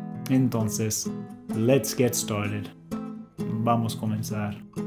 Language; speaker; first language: Spanish; non-native, fluent; English